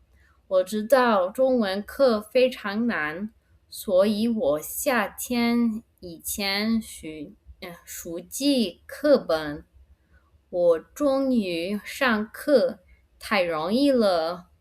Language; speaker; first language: Chinese; non-native, learner; English